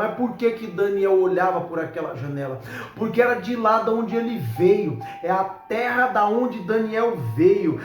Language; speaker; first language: Portuguese; native; Portuguese